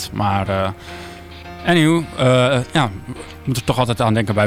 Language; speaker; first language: Dutch; native; Dutch